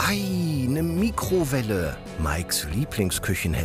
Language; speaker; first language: German; native; German